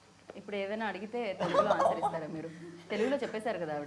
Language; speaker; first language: Telugu; native; Telugu